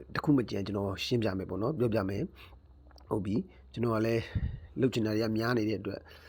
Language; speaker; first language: Burmese; native; Burmese